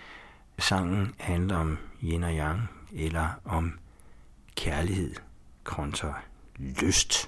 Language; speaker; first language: Danish; native; Danish